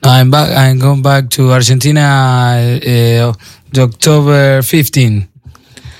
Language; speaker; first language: English; non-native, learner; Spanish